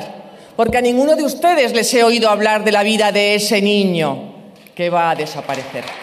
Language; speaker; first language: Spanish; native; Spanish